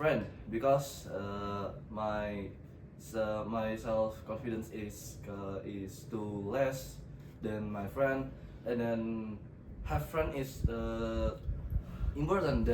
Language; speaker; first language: English; non-native, learner; Indonesian